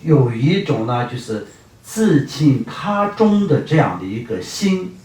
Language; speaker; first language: Chinese; non-native, local second language; Tibetan